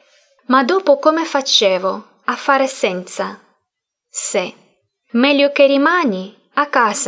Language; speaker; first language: Italian; non-native, fluent; Russian